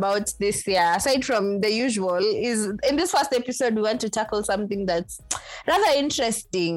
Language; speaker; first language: English; non-native, local second language; Swahili